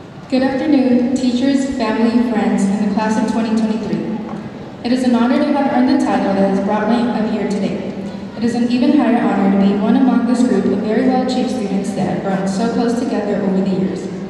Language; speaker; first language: English; early bilingual, other home language; Spanish